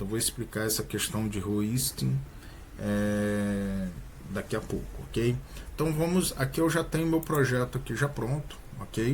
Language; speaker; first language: Portuguese; native; Portuguese